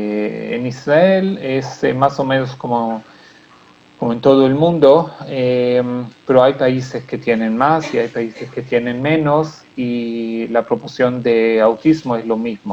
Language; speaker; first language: Spanish; non-native, fluent; Hebrew